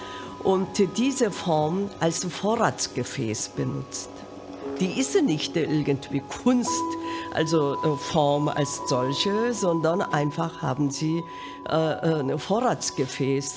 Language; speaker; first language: German; non-native, fluent; Korean